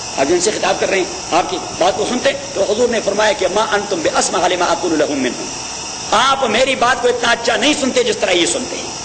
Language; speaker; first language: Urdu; non-native, local second language; Pashto